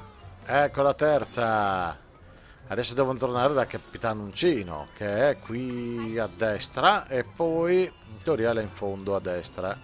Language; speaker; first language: Italian; native; Italian